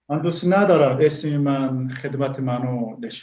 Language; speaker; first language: Persian; non-native, learner; Korean